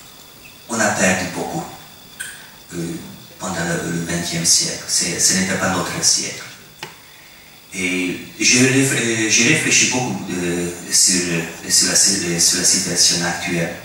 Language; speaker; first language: French; non-native, fluent; Hungarian